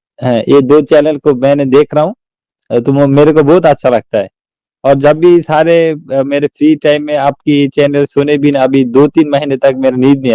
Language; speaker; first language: Hindi; non-native, learner; Bangla